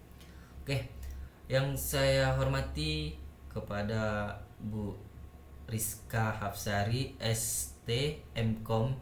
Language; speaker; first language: Indonesian; native; Indonesian